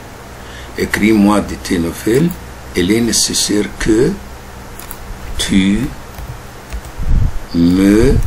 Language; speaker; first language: French; non-native, fluent; Arabic